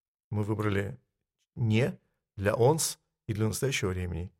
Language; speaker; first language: Russian; native; Russian